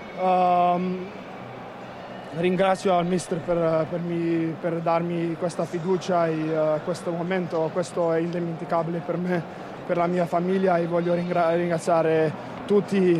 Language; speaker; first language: Italian; non-native, learner; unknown